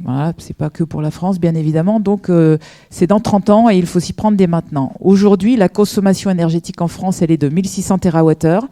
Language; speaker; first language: French; native; French